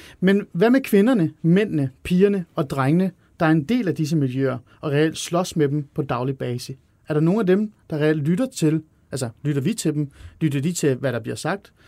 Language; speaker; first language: Danish; early bilingual, other home language; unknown